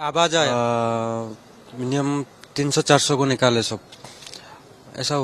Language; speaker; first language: Hindi; non-native, local second language; Bangla